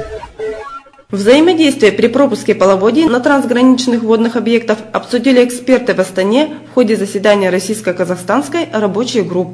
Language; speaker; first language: Russian; native; Russian